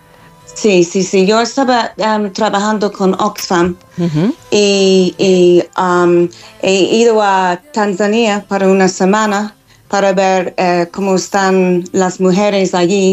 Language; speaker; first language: Spanish; non-native, fluent; English